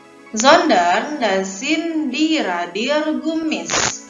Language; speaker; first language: German; non-native, fluent; Indonesian